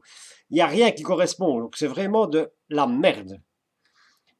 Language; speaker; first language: French; native; French